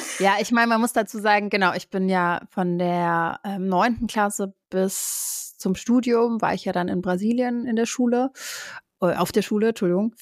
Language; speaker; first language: German; native; German